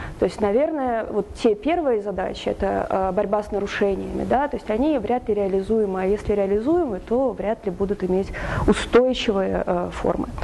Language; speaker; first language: Russian; native; Russian